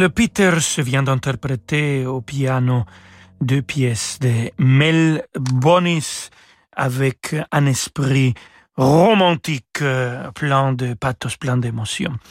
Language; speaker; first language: French; non-native, fluent; Spanish